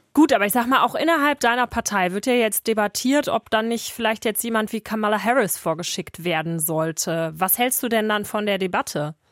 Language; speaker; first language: German; native; German